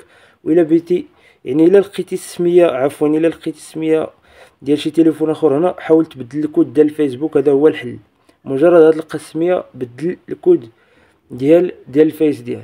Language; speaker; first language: Arabic; native; Arabic